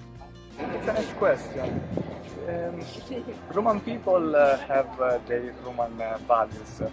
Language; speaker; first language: English; non-native, fluent; Italian